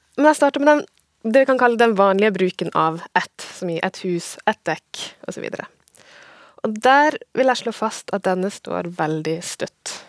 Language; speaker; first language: Norwegian; native; Norwegian